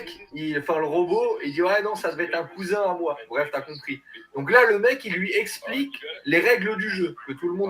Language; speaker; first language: French; native; French